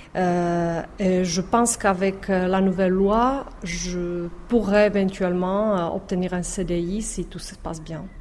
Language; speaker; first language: French; non-native, fluent; Czech